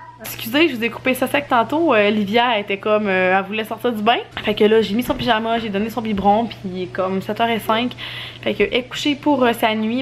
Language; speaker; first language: French; native; French